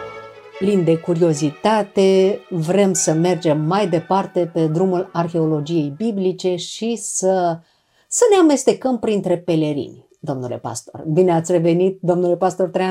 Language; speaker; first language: Romanian; native; Romanian